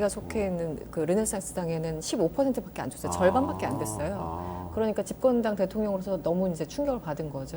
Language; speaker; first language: Korean; native; Korean